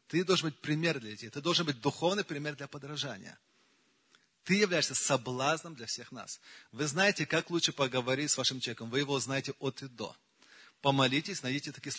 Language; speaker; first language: Russian; native; Russian